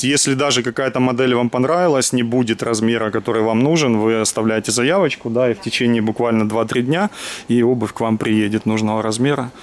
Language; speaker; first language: Russian; native; Russian